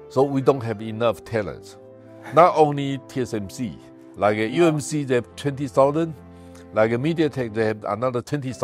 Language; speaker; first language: English; non-native, fluent; Chinese